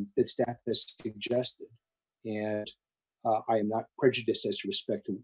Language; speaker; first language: English; native; English